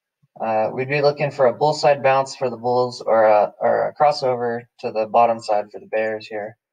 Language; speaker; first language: English; native; English